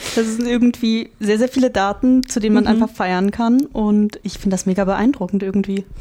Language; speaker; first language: German; native; German